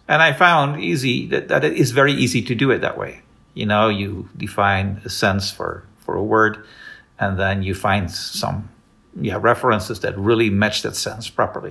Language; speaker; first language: English; non-native, fluent; Dutch